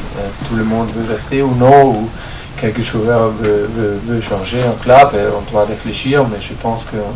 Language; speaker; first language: French; non-native, learner; German